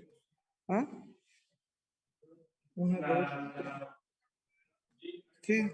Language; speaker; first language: Spanish; native; Spanish